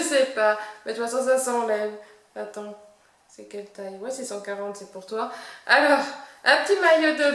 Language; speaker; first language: French; native; French